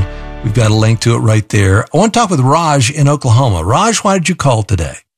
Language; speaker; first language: English; native; English